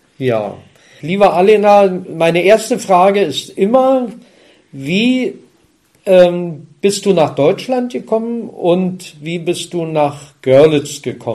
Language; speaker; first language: German; native; German